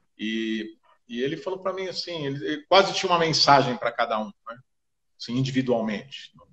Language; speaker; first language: Portuguese; native; Portuguese